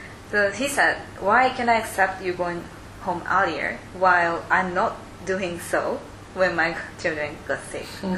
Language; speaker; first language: English; non-native, fluent; Japanese